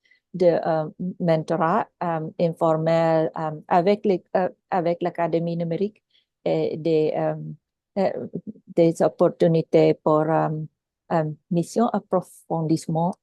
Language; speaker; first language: French; non-native, local second language; Filipino